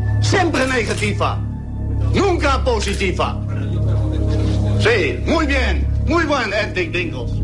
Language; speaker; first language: Spanish; non-native, learner; Dutch